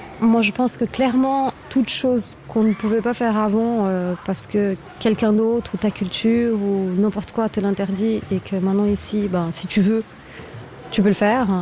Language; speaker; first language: French; non-native, fluent; Portuguese